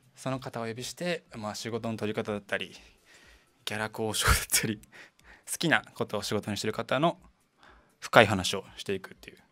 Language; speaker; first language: Japanese; native; Japanese